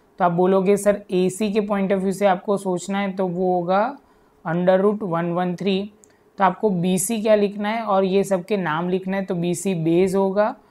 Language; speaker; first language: Hindi; non-native, local second language; Gujarati